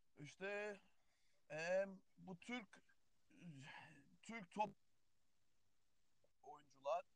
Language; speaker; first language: Turkish; early bilingual, heritage; Turkish